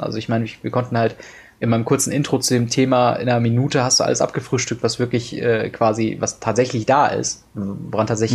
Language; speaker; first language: German; native; German